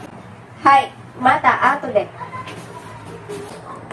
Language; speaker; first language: Japanese; non-native, learner; Filipino